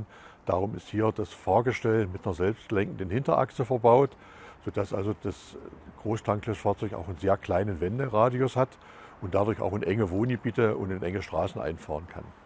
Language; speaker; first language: German; native; German